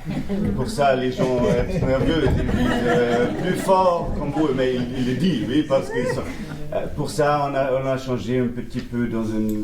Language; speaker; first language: French; non-native, learner; German